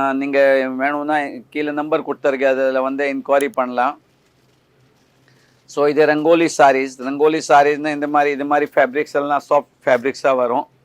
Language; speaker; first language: Tamil; non-native, learner; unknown